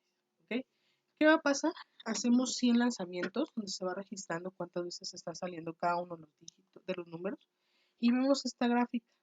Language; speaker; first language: Spanish; native; Spanish